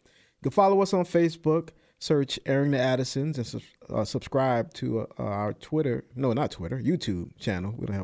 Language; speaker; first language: English; native; English